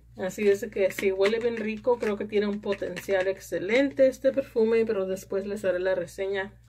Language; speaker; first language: Spanish; early bilingual, heritage; Spanish